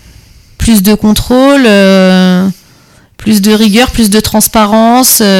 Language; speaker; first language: French; native; French